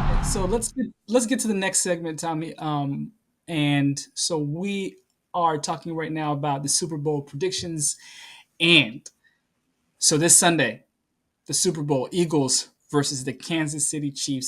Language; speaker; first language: English; native; English